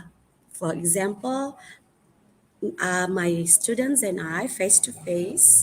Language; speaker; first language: English; non-native, fluent; Indonesian